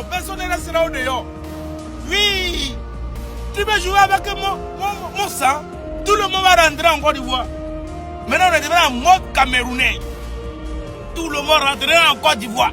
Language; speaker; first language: French; native; French